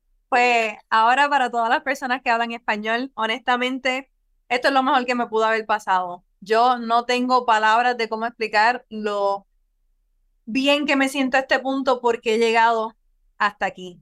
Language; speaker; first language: Spanish; native; Spanish